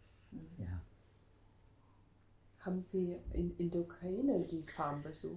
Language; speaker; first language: German; non-native, fluent; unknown